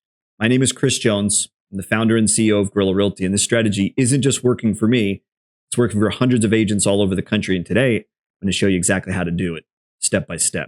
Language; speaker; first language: English; native; English